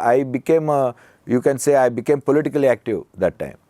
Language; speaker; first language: English; non-native, local second language; Kannada